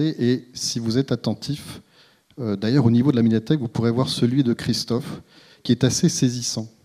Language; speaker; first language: French; native; French